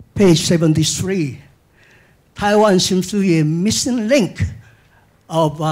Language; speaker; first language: English; non-native, fluent; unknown